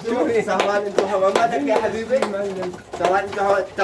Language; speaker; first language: Arabic; native; Arabic